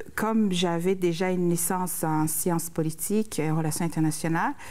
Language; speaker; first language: French; non-native, local second language; Rundi